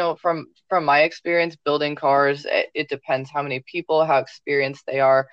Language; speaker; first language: English; native; English